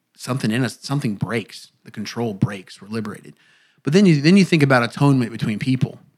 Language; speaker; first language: English; native; English